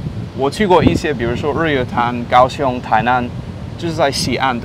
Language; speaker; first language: Chinese; non-native, fluent; English